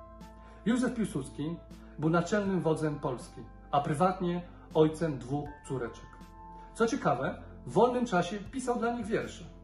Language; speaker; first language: Polish; native; Polish